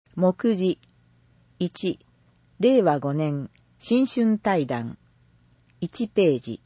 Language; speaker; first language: Japanese; native; Japanese